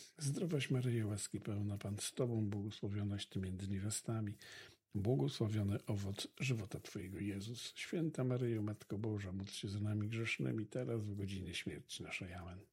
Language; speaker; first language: Polish; native; Polish